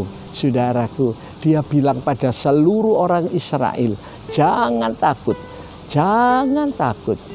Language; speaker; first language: Indonesian; native; Indonesian